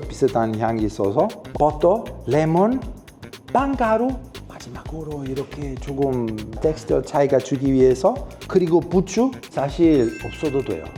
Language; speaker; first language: Korean; non-native, fluent; Italian